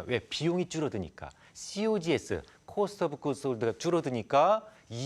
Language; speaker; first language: Korean; native; Korean